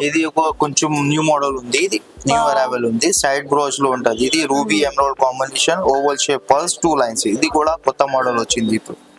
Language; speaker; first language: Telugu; non-native, local second language; Urdu